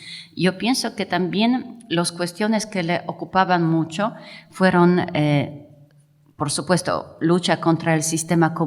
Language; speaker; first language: Spanish; non-native, fluent; Polish